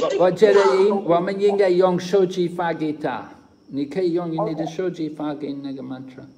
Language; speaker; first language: Chinese; non-native, fluent; English